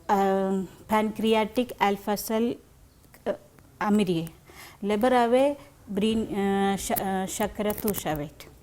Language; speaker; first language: Central Kurdish; non-native, learner; Persian